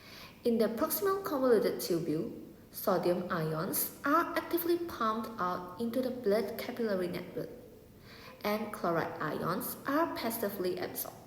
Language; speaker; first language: English; non-native, local second language; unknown